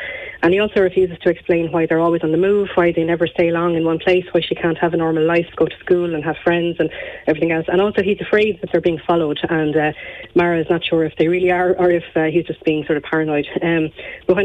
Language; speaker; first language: English; native; English